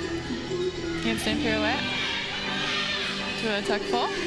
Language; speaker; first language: English; native; English